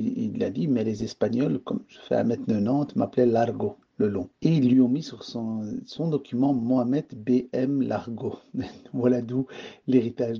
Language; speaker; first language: French; early bilingual, other home language; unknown